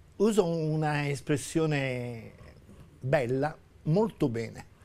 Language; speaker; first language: Italian; native; Italian